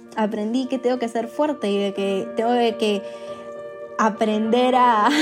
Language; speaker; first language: Spanish; native; Spanish